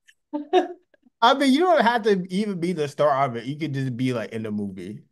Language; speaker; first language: English; native; English